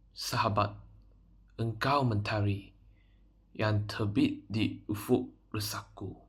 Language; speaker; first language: Malay; non-native, local second language; Chinese